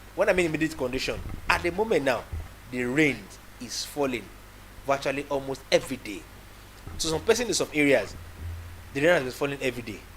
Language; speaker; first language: English; non-native, local second language; Yoruba